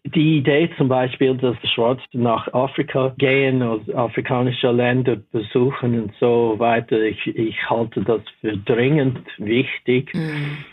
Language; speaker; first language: German; non-native, fluent; English